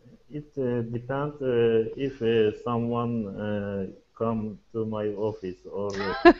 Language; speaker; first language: English; non-native, learner; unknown